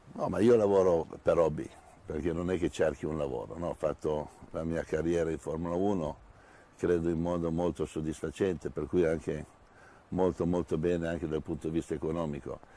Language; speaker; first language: Italian; native; Italian